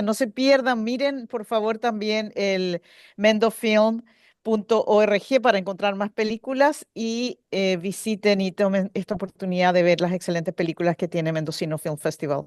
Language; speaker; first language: Spanish; native; Spanish